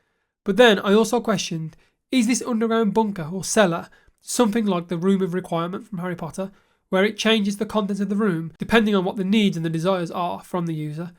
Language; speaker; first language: English; native; English